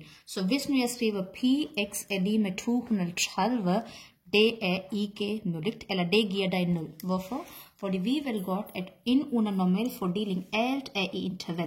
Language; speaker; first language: Danish; non-native, learner; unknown